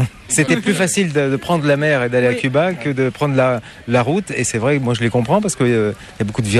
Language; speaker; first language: French; native; French